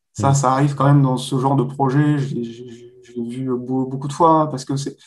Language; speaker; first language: French; native; French